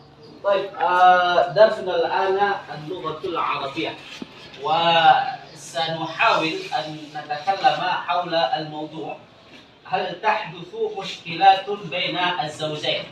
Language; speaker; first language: Arabic; non-native, local second language; Indonesian